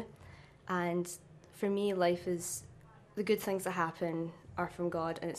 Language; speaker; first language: English; native; English